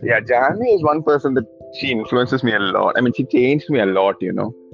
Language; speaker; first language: English; early bilingual, other home language; Malayalam